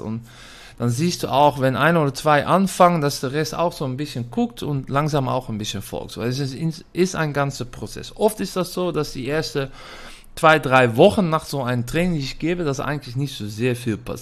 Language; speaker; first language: German; non-native, fluent; Dutch